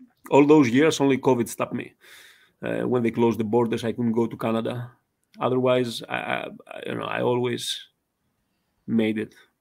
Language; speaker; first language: English; non-native, fluent; Greek